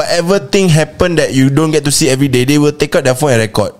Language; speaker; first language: English; non-native, local second language; Malay